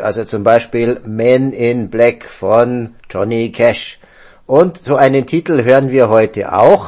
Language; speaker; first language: German; native; German